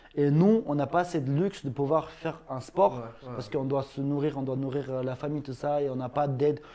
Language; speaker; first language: French; non-native, fluent; Ingush